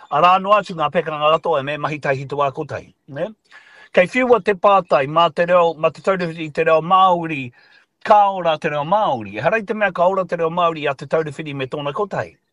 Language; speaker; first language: Māori; non-native, local second language; English